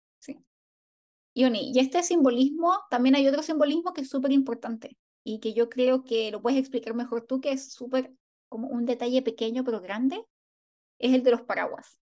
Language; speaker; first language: Spanish; native; Spanish